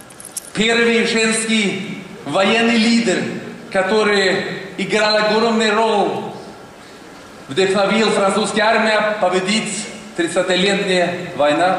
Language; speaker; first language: Russian; non-native, learner; Swedish